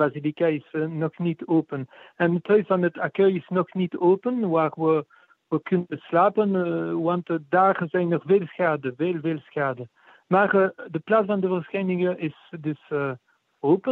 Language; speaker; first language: Dutch; non-native, fluent; French